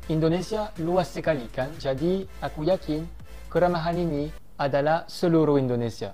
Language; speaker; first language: Indonesian; non-native, fluent; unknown